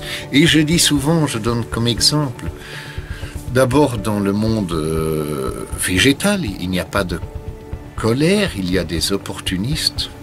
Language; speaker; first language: French; native; French